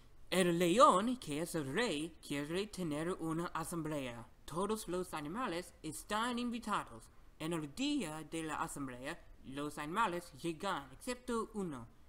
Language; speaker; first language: Spanish; non-native, learner; English